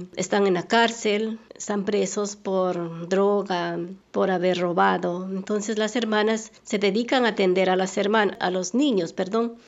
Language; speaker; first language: Spanish; native; Spanish